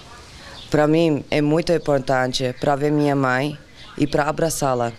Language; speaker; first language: Portuguese; non-native, learner; Dutch